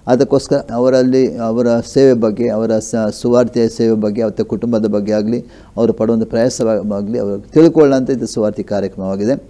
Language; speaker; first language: Kannada; native; Kannada